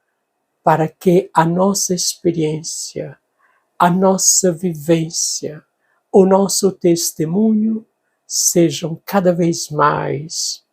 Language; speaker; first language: Portuguese; native; Portuguese